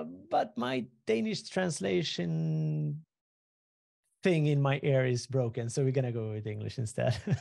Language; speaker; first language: English; non-native, fluent; Swedish